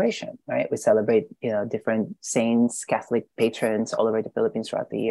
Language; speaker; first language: English; non-native, local second language; Filipino